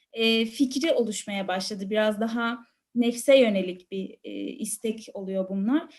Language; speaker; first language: Turkish; native; Turkish